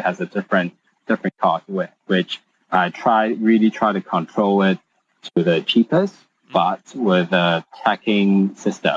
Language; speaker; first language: English; non-native, local second language; Cantonese